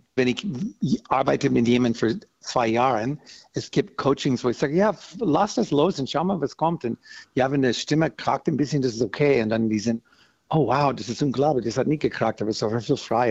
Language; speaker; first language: German; non-native, fluent; English